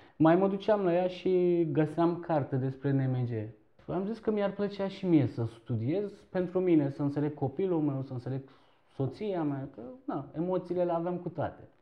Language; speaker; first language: Romanian; non-native, fluent; Turkish